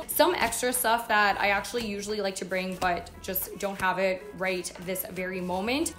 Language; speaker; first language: English; native; English